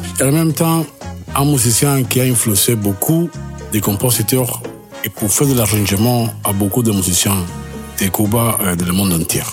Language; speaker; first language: French; non-native, fluent; Spanish